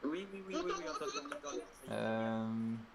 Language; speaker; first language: French; native; French